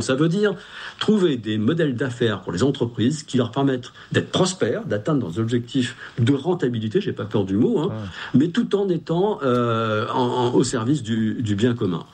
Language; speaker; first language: French; native; French